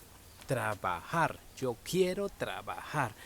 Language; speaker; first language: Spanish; non-native, fluent; English